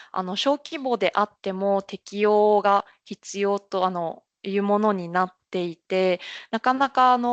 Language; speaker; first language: Japanese; native; Japanese